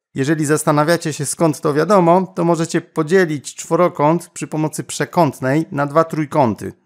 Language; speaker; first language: Polish; native; Polish